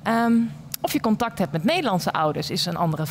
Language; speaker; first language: Dutch; native; Dutch